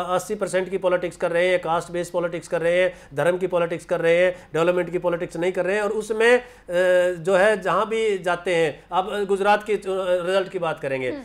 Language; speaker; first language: Hindi; native; Hindi